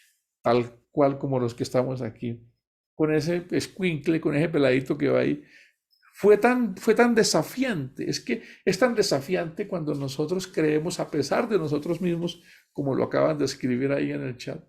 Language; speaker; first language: Spanish; native; Spanish